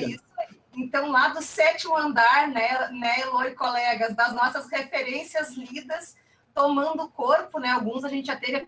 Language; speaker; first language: Portuguese; native; Portuguese